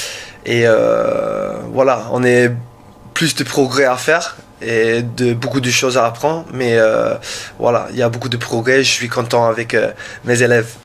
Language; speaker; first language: French; non-native, learner; English